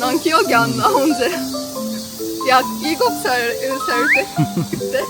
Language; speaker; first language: Korean; non-native, learner; Russian